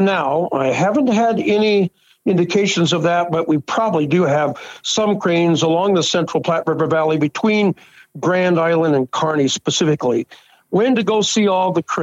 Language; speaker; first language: English; native; English